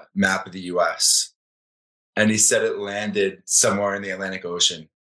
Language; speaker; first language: English; native; English